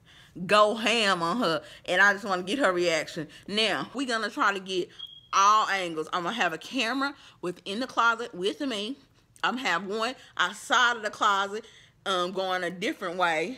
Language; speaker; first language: English; native; English